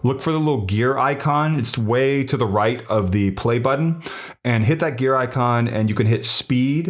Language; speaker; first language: English; native; English